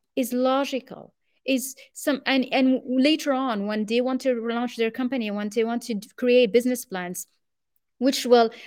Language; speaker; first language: English; non-native, fluent; Arabic